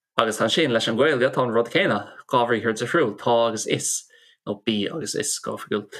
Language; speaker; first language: Irish; non-native, local second language; English